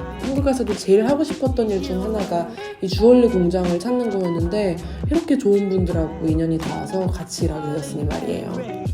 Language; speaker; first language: Korean; native; Korean